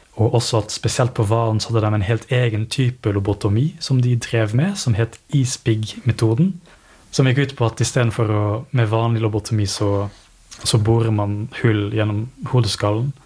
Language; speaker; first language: Norwegian; native; Norwegian